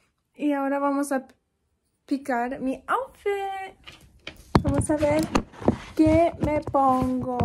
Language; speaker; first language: Spanish; early bilingual, heritage; Spanish